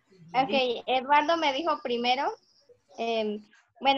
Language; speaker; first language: Spanish; native; Spanish